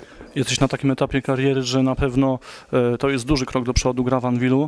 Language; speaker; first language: Polish; native; Polish